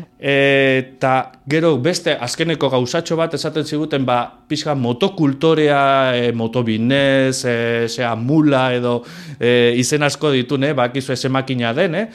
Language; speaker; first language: Basque; non-native, local second language; Spanish